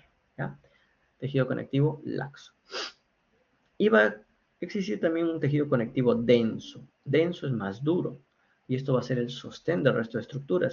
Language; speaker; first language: Spanish; native; Spanish